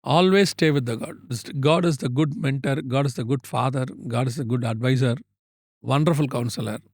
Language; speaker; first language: English; non-native, local second language; Tamil